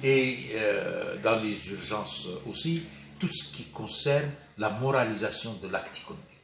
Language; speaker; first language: French; non-native, local second language; Arabic